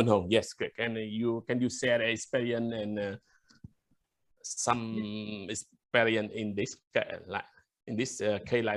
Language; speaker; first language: English; non-native, learner; Vietnamese